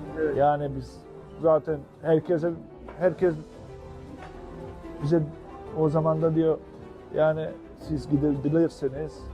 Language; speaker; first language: Turkish; non-native, fluent; Bosnian